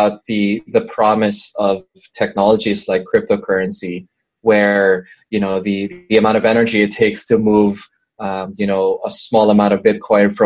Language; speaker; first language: English; non-native, local second language; Filipino